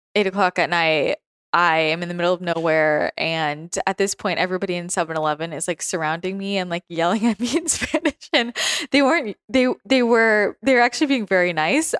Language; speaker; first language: English; native; English